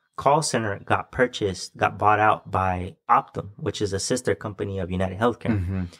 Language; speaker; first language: English; native; English